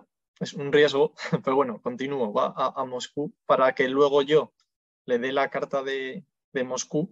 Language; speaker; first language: Spanish; non-native, fluent; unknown